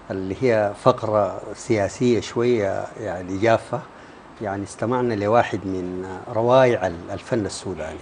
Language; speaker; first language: Arabic; native; Arabic